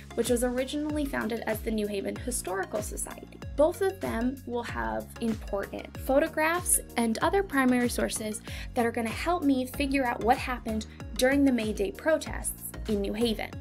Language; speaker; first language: English; native; English